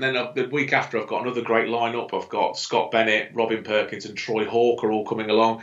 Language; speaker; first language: English; native; English